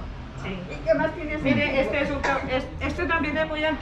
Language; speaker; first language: Spanish; native; Spanish